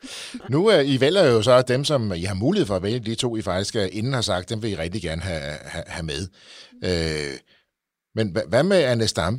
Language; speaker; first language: Danish; native; Danish